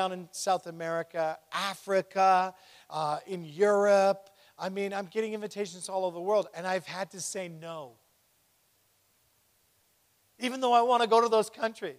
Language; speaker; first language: English; native; English